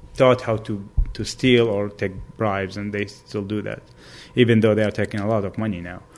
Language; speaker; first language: English; non-native, fluent; Arabic